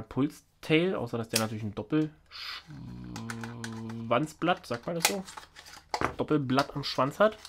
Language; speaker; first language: German; native; German